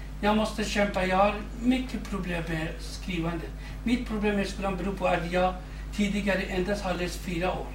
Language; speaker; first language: Swedish; non-native, fluent; Kurdish